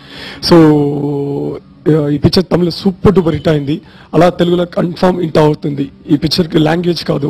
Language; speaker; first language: Telugu; non-native, learner; Tamil